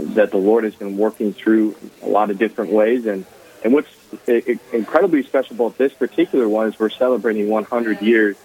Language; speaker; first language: English; native; English